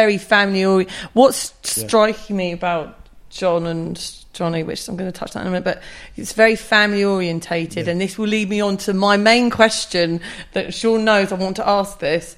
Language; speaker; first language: English; native; English